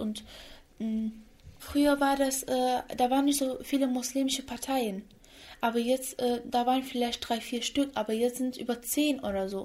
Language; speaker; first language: German; early bilingual, other home language; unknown